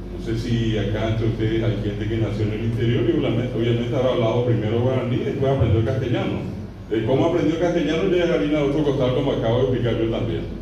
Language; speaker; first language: Spanish; non-native, local second language; Guarani